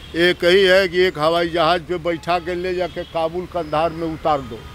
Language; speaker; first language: Hindi; native; Hindi